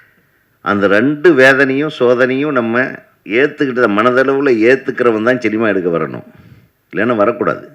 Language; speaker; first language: Tamil; native; Tamil